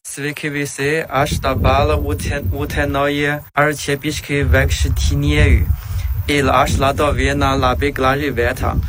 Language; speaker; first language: Lithuanian; non-native, learner; Chinese